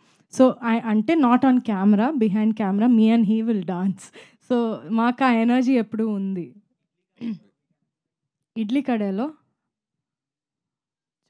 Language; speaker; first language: Telugu; non-native, fluent; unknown